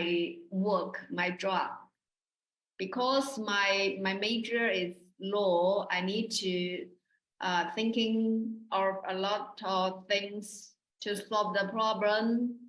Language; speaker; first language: English; non-native, learner; Chinese